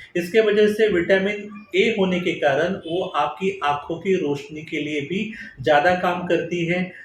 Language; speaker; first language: Hindi; non-native, local second language; Marathi